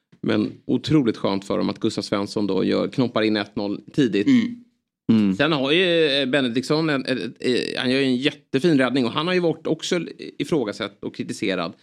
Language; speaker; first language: Swedish; native; Swedish